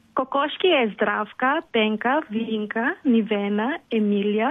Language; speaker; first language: Bulgarian; non-native, learner; Filipino